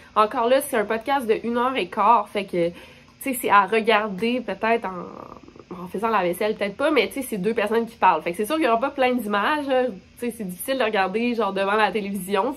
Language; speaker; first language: French; native; French